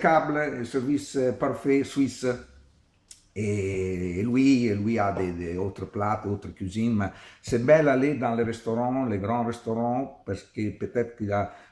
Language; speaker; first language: French; non-native, learner; Italian